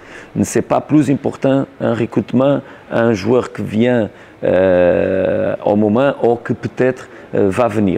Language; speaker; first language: French; non-native, learner; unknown